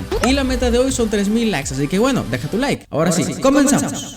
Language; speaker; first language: Spanish; native; Spanish